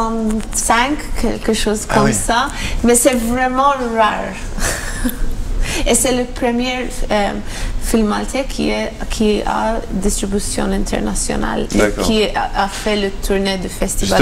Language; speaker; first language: French; non-native, learner; Maltese